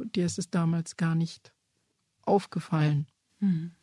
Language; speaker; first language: German; early bilingual, other home language; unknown